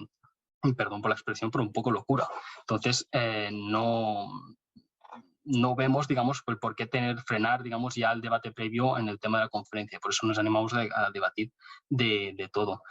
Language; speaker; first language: Spanish; native; Spanish